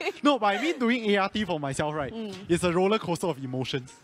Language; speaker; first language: English; non-native, local second language; Chinese